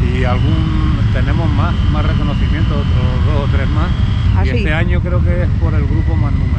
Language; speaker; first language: Spanish; native; Spanish